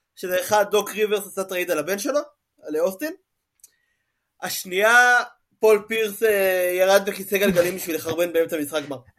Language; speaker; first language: Hebrew; native; Hebrew